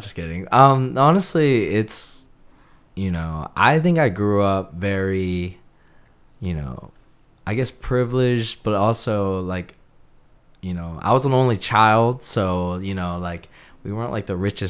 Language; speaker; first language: English; native; English